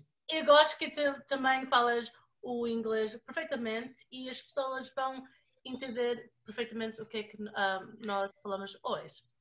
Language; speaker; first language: Portuguese; early bilingual, other home language; English